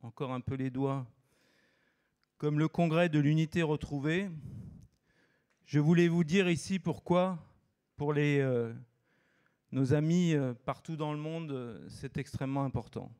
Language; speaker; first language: French; native; French